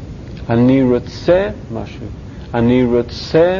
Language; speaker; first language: Hebrew; non-native, learner; English